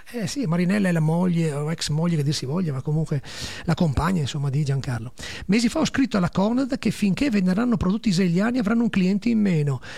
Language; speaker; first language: Italian; native; Italian